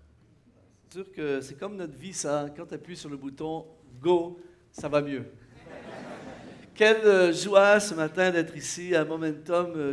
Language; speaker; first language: French; native; French